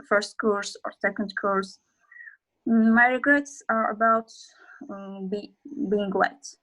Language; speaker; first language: English; non-native, learner; Azerbaijani